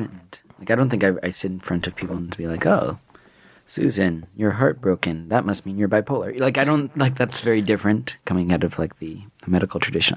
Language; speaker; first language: English; native; English